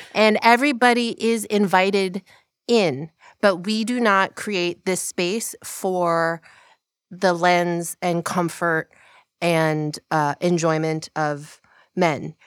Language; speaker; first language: English; early bilingual, other home language; Korean